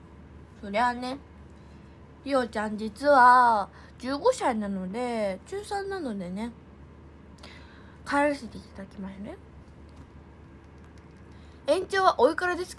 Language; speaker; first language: Japanese; native; Japanese